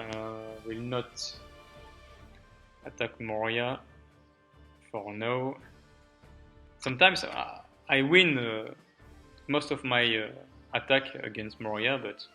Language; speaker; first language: English; non-native, learner; French